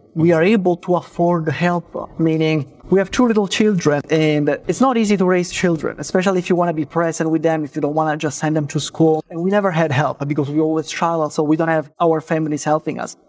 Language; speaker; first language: English; non-native, fluent; Italian